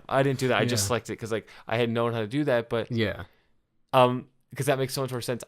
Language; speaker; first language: English; native; English